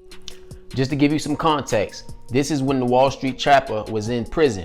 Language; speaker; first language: English; native; English